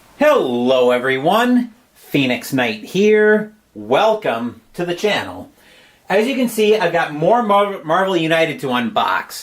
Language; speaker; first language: English; native; English